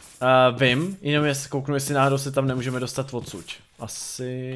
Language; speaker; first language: Czech; native; Czech